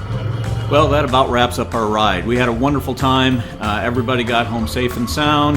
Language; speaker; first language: English; native; English